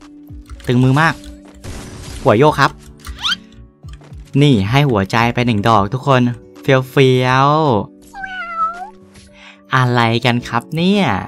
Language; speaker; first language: Thai; native; Thai